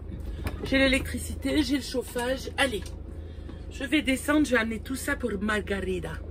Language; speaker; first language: French; native; French